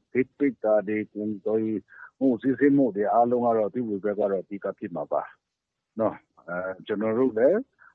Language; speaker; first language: Burmese; non-native, local second language; Kachin